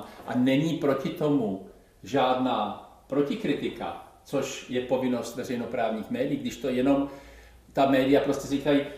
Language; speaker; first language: Czech; native; Czech